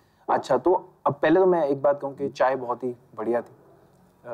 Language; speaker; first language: Hindi; native; Hindi